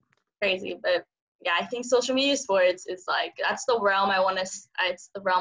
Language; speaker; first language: English; early bilingual, other home language; Cantonese